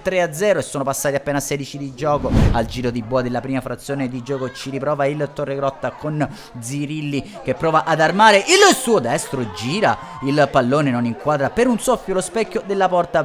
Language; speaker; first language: Italian; native; Italian